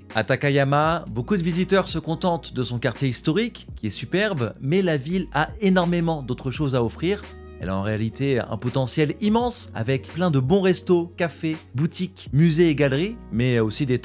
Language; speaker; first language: French; native; French